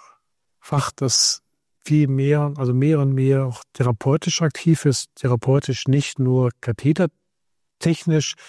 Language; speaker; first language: German; native; German